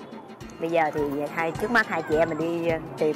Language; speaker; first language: Vietnamese; native; Vietnamese